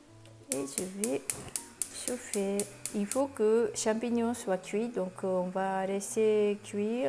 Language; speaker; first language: French; non-native, fluent; Japanese